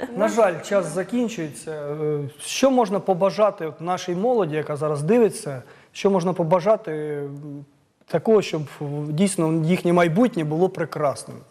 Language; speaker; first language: Ukrainian; native; Ukrainian